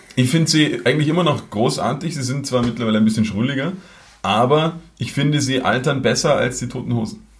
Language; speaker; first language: German; native; German